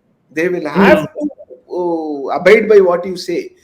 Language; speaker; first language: English; non-native, local second language; Tamil